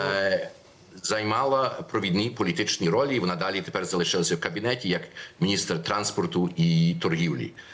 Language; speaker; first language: Ukrainian; early bilingual, heritage; Ukrainian